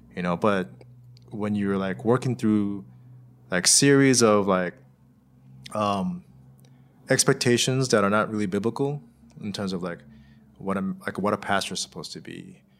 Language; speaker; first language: English; native; English